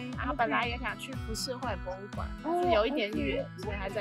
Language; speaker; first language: Chinese; native; Chinese